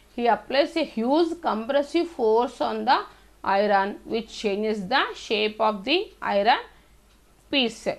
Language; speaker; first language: English; non-native, local second language; Telugu